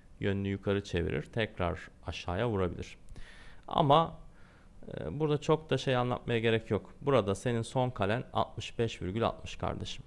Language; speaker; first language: Turkish; native; Turkish